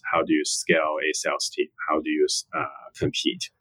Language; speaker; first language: English; non-native, fluent; Chinese